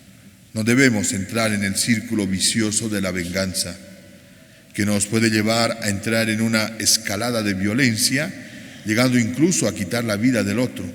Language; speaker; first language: Spanish; native; Spanish